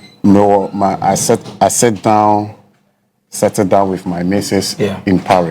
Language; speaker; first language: English; non-native, local second language; Akan